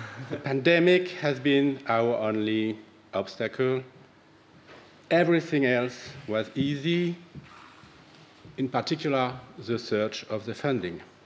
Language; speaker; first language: English; non-native, fluent; French